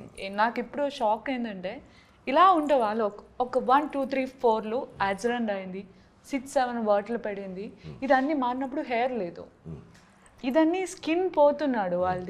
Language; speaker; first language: Telugu; non-native, local second language; Malayalam